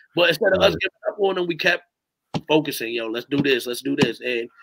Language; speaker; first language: English; native; English